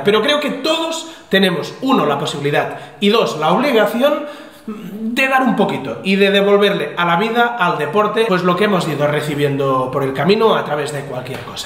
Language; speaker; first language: Spanish; native; Spanish